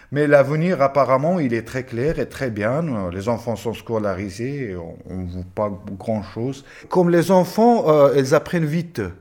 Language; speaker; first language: French; non-native, fluent; Pashto